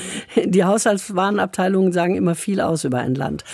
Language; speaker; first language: German; native; German